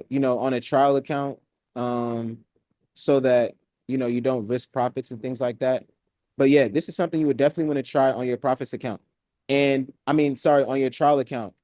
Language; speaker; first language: English; native; English